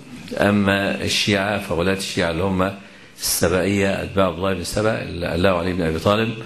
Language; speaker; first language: Arabic; native; Arabic